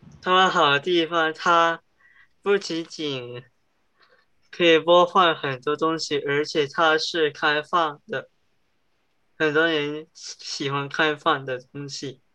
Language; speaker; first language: Chinese; early bilingual, heritage; English